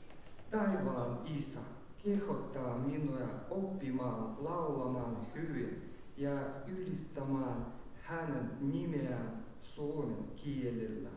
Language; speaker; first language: Finnish; non-native, learner; Russian